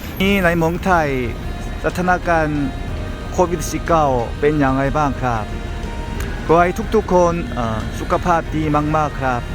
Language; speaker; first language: Thai; non-native, learner; Korean